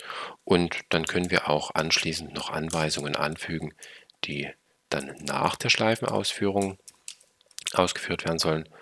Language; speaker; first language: German; native; German